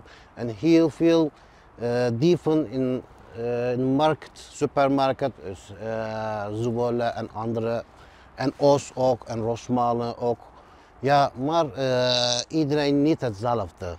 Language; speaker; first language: Dutch; non-native, learner; Turkish